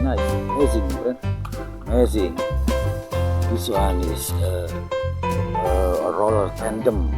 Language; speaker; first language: English; non-native, learner; Indonesian